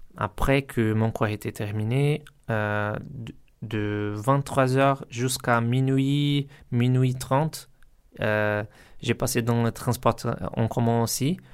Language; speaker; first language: French; non-native, learner; Portuguese